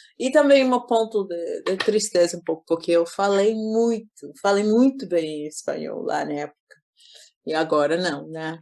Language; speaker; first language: Portuguese; non-native, fluent; English